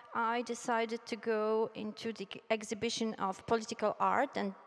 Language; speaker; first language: English; non-native, fluent; Polish